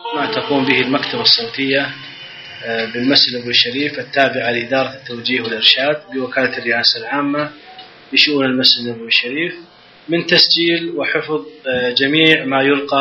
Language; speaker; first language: Arabic; native; Arabic